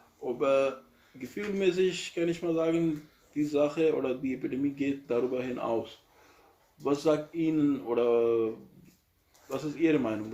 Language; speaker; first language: German; non-native, learner; Urdu